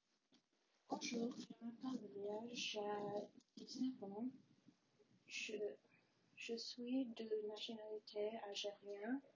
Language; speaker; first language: French; non-native, learner; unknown